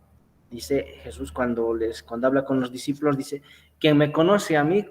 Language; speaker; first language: Spanish; native; Spanish